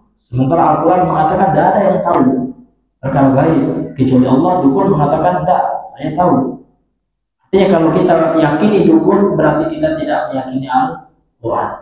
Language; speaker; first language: Indonesian; non-native, local second language; Minangkabau